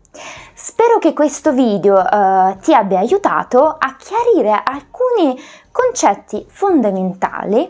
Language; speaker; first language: Italian; non-native, fluent; Russian